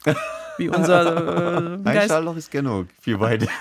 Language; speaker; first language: German; non-native, learner; Persian